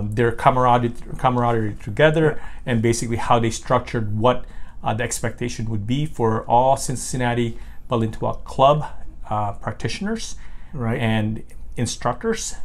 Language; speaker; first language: English; non-native, local second language; Filipino